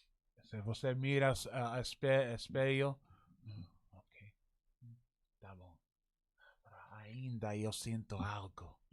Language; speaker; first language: Portuguese; non-native, learner; English